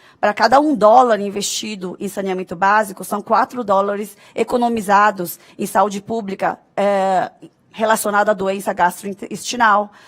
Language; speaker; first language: Portuguese; early bilingual, other home language; Korean